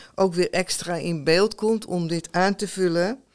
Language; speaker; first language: Dutch; native; Dutch